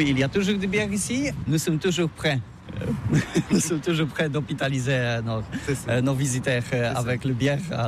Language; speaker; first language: French; non-native, learner; Polish